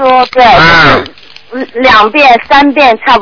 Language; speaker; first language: Chinese; native; Chinese